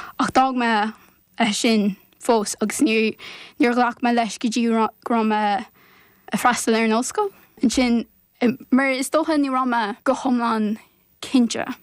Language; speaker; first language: Irish; native; Irish